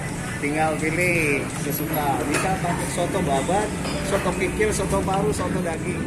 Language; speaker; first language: Indonesian; non-native, local second language; Sundanese